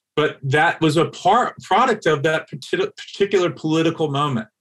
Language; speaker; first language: English; native; English